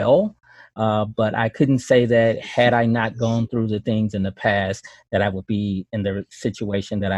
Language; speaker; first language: English; native; English